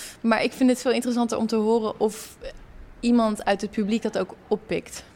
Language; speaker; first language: Dutch; native; Dutch